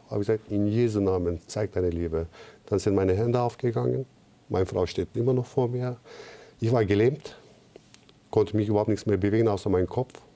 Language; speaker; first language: German; non-native, fluent; Turkish